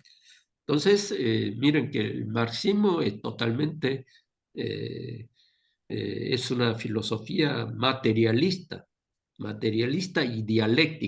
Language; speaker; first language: Spanish; non-native, fluent; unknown